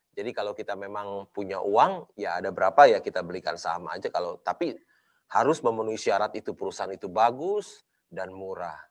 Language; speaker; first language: Indonesian; native; Indonesian